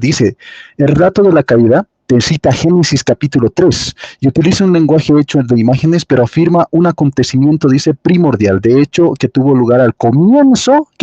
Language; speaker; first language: Spanish; native; Spanish